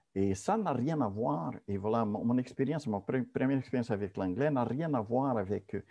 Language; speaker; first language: French; non-native, fluent; Portuguese